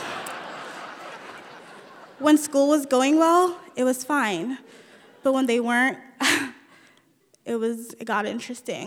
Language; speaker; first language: English; early bilingual, other home language; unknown